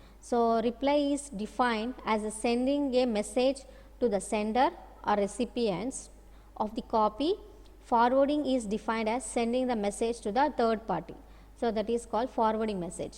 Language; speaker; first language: English; non-native, local second language; Telugu